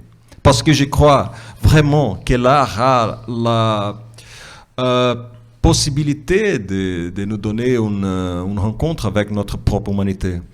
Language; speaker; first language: French; non-native, fluent; Portuguese